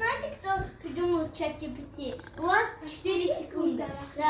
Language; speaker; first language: Russian; non-native, local second language; Azerbaijani